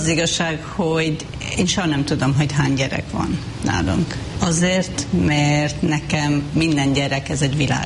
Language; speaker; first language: Hungarian; non-native, learner; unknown